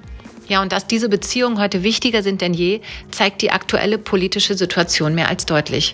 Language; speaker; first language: German; native; German